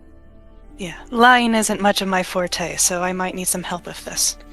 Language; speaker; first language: English; native; English